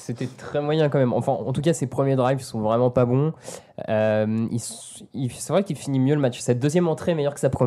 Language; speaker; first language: French; native; French